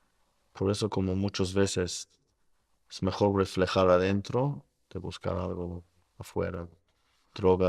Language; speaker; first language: Spanish; early bilingual, heritage; Spanish